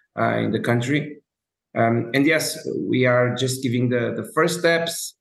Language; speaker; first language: English; non-native, fluent; Portuguese